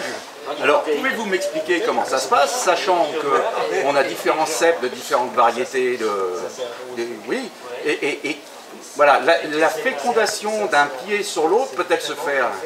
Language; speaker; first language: French; native; French